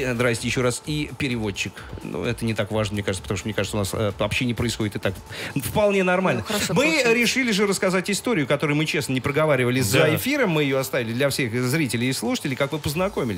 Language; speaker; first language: Russian; native; Russian